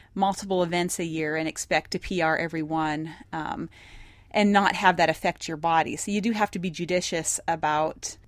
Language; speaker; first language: English; native; English